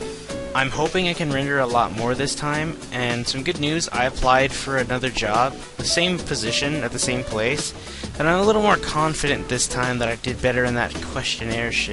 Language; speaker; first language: English; native; English